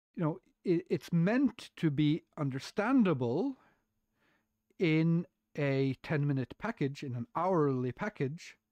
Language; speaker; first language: English; non-native, fluent; Norwegian